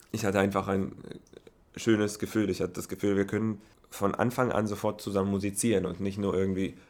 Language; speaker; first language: German; non-native, fluent; Hebrew